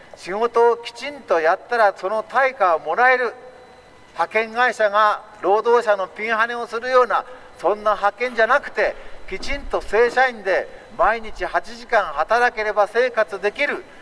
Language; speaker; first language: Japanese; native; Japanese